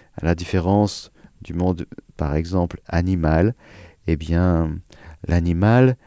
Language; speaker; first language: French; native; French